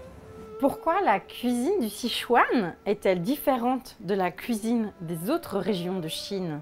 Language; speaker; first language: French; native; French